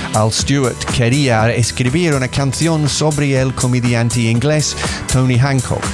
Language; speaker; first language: Spanish; non-native, learner; English